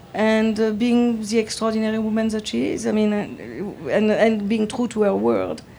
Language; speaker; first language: English; non-native, fluent; French